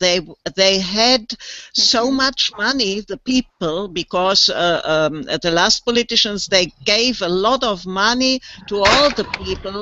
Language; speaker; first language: English; non-native, fluent; German